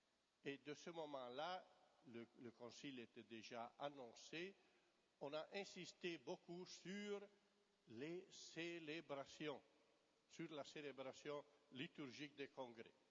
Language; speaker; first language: French; non-native, fluent; Italian